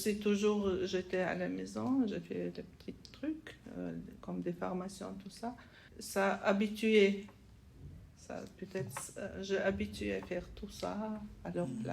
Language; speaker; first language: French; non-native, learner; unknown